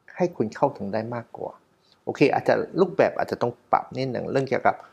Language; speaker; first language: Thai; non-native, fluent; Chinese